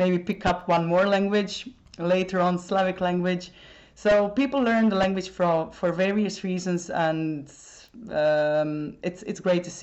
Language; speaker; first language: English; non-native, fluent; Croatian